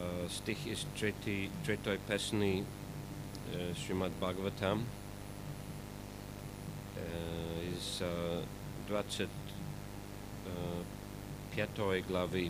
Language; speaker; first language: Russian; non-native, fluent; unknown